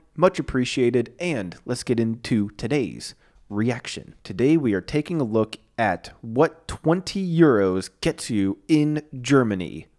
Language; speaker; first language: English; native; English